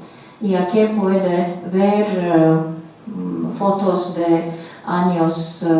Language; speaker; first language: Spanish; non-native, fluent; Latvian